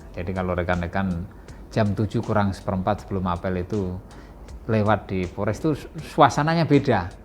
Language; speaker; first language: Indonesian; native; Indonesian